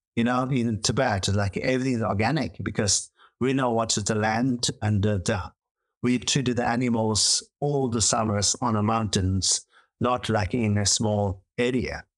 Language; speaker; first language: English; non-native, learner; Chinese